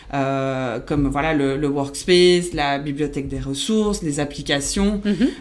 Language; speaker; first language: French; non-native, fluent; Spanish